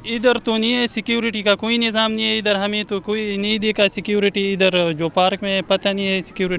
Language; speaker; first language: Hindi; non-native, local second language; Pashto